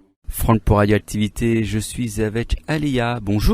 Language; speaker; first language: French; native; French